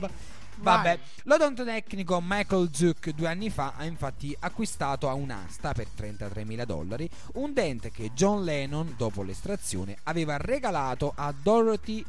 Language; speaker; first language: Italian; native; Italian